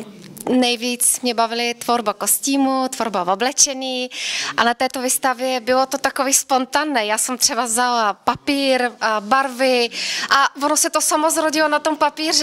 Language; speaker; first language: Czech; early bilingual, other home language; Bulgarian